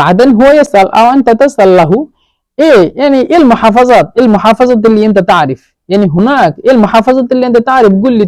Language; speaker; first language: Arabic; non-native, learner; Bangla